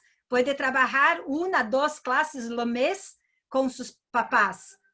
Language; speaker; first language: Spanish; non-native, learner; Portuguese